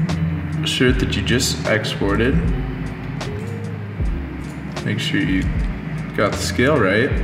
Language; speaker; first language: English; native; English